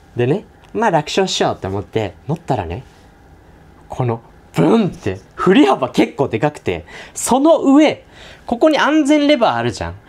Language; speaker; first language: Japanese; native; Japanese